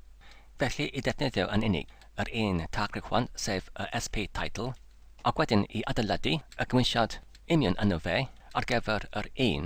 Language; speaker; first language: Welsh; non-native, fluent; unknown